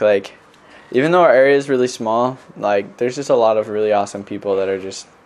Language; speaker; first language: English; native; English